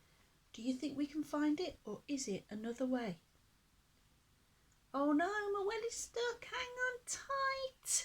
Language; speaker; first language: English; native; English